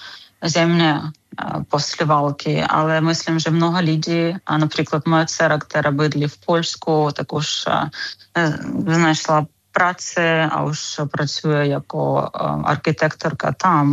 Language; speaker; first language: Czech; non-native, fluent; Ukrainian